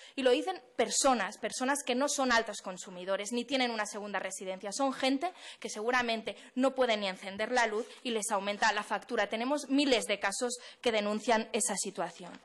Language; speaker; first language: Spanish; non-native, local second language; Catalan